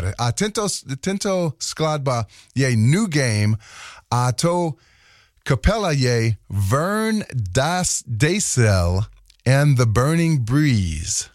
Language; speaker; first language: Czech; non-native, learner; English